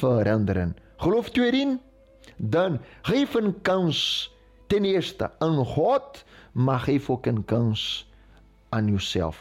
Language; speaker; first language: Dutch; non-native, fluent; Portuguese